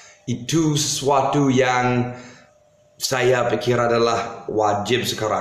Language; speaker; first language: Indonesian; non-native, fluent; English